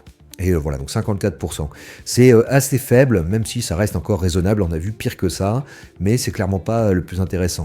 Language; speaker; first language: French; native; French